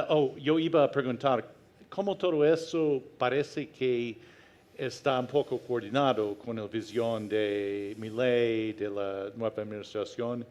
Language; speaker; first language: Spanish; non-native, fluent; Portuguese